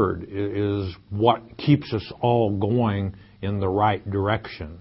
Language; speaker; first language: English; native; English